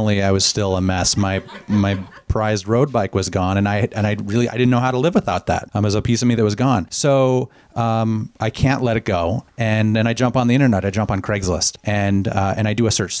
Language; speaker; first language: English; native; English